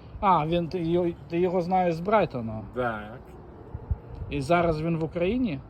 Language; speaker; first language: Ukrainian; non-native, local second language; Russian